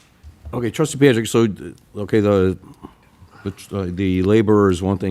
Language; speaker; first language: English; native; English